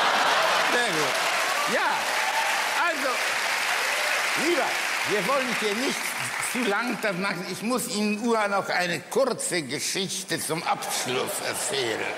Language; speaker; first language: German; early bilingual, other home language; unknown